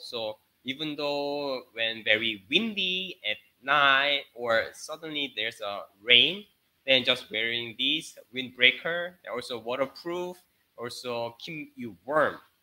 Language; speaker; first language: English; non-native, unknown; Korean